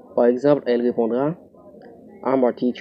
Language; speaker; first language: French; non-native, local second language; Haitian Creole